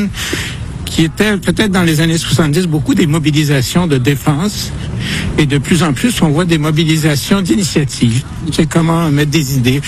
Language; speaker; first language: French; native; French